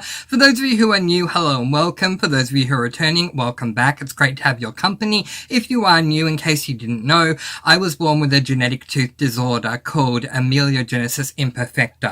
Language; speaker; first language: English; native; English